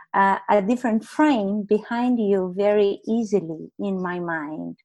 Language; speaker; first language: English; non-native, fluent; Portuguese